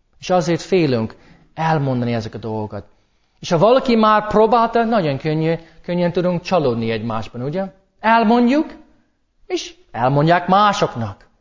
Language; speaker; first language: Hungarian; non-native, fluent; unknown